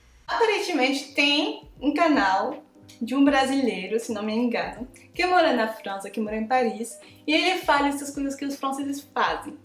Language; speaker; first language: Portuguese; non-native, fluent; French